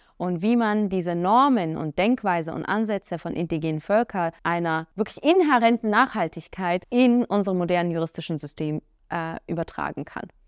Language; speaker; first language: German; early bilingual, other home language; Arabic